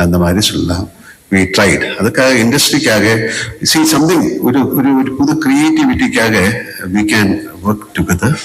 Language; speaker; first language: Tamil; non-native, fluent; Malayalam